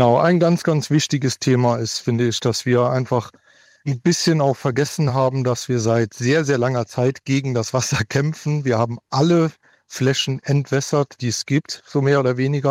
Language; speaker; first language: German; native; German